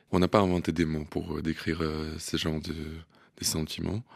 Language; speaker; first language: French; non-native, fluent; Russian